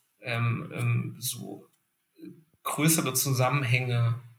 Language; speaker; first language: German; native; German